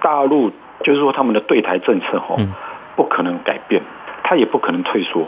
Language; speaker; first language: Chinese; native; Chinese